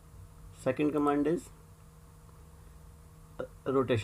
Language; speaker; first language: English; non-native, local second language; Hindi